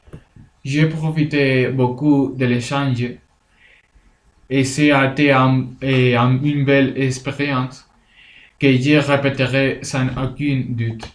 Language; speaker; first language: French; non-native, learner; Spanish